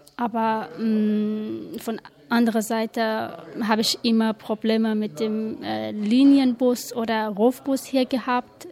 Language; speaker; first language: German; non-native, learner; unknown